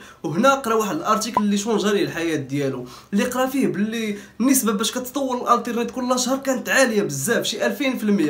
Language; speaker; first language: Arabic; native; Arabic